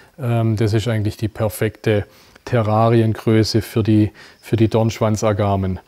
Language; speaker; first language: German; native; German